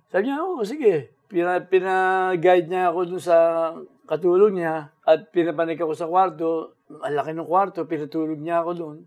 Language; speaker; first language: Filipino; native; Filipino